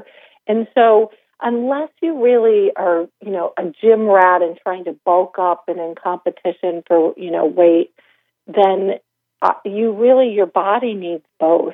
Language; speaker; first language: English; native; English